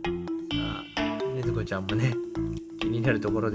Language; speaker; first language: Japanese; native; Japanese